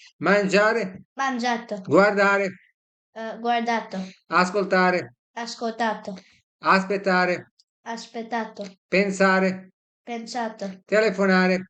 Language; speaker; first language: Italian; non-native, fluent; Serbian